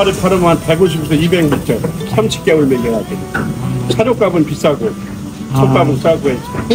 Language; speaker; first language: Korean; native; Korean